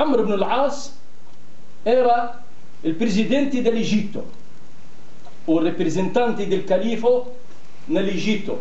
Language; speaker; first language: Italian; non-native, fluent; Arabic